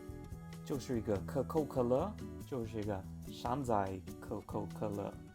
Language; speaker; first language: Chinese; non-native, learner; English